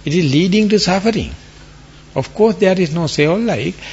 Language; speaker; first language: English; non-native, local second language; Sinhala